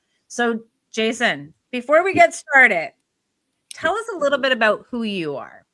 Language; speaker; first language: English; native; English